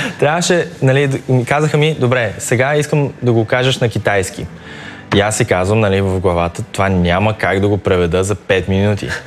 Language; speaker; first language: Bulgarian; early bilingual, other home language; Chinese